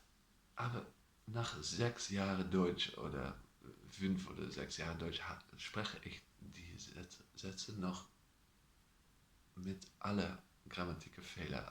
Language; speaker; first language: German; non-native, learner; Dutch